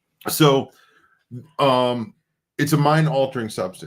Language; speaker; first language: English; native; English